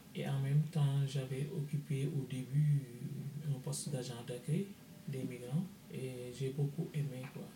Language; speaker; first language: French; non-native, local second language; Wolof